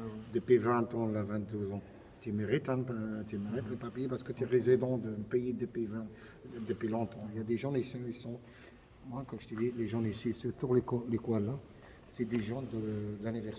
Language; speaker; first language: French; non-native, fluent; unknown